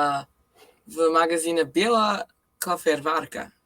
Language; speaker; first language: Russian; non-native, learner; English